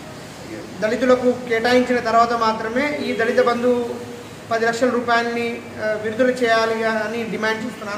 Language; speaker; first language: Telugu; native; Telugu